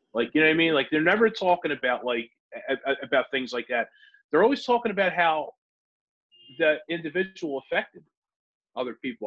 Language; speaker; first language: English; native; English